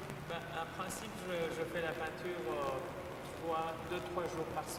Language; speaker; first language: French; non-native, fluent; Spanish